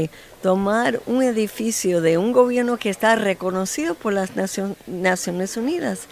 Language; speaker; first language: Spanish; non-native, fluent; English